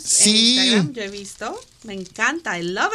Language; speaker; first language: Spanish; early bilingual, other home language; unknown